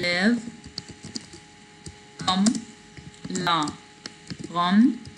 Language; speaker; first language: French; non-native, fluent; Arabic